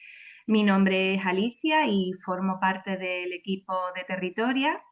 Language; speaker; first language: Spanish; native; Spanish